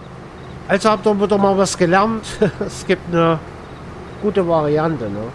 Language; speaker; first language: German; native; German